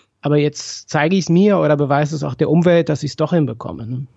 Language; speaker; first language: German; native; German